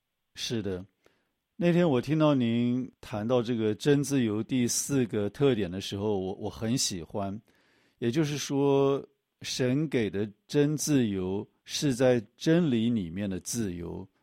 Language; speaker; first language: Chinese; native; Chinese